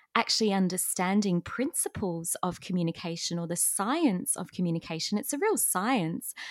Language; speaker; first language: English; native; English